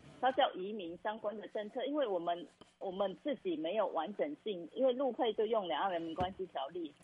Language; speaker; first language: Chinese; non-native, fluent; Khmer